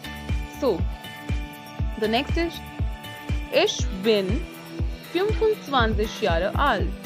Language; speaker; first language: German; non-native, learner; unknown